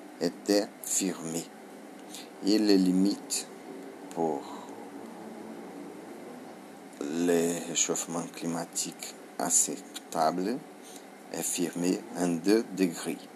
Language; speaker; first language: French; non-native, learner; Portuguese